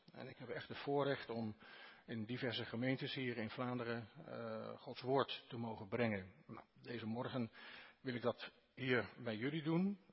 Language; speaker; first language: Dutch; native; Dutch